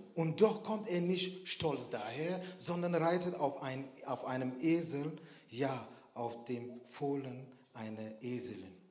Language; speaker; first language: German; non-native, fluent; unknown